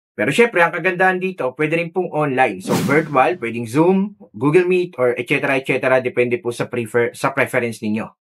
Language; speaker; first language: Filipino; native; Filipino